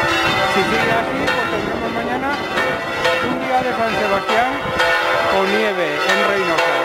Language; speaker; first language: Spanish; native; Spanish